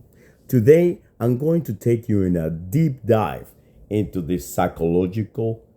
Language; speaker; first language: English; non-native, fluent; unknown